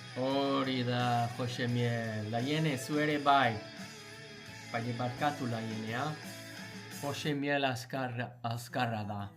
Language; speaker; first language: Basque; non-native, learner; English